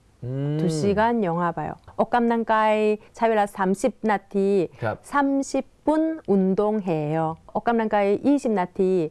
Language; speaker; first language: Thai; non-native, fluent; Korean